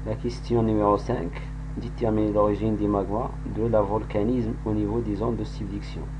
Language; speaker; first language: French; non-native, local second language; Arabic